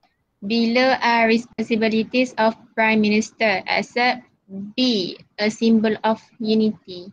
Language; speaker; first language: English; non-native, learner; Malay